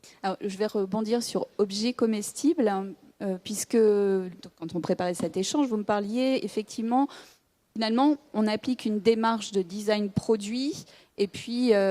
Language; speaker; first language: French; native; French